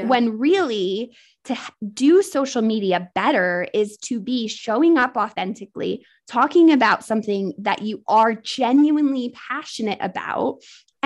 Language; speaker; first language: English; native; English